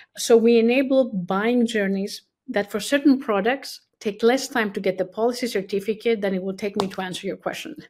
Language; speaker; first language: English; non-native, fluent; Greek